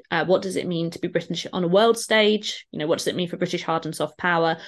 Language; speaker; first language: English; native; English